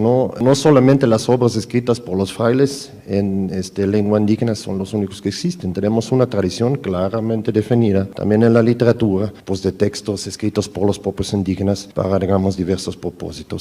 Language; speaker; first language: Spanish; native; Spanish